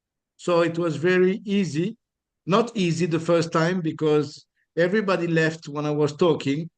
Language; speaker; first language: English; non-native, fluent; French